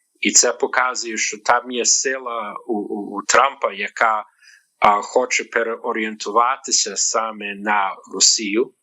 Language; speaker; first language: Ukrainian; early bilingual, heritage; Ukrainian